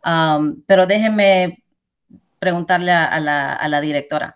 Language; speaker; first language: Spanish; early bilingual, heritage; Spanish